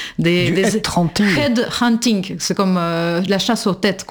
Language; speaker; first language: French; non-native, fluent; Russian